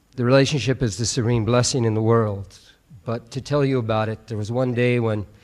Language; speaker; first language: English; native; English